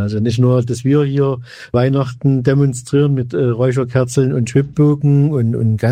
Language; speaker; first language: German; native; German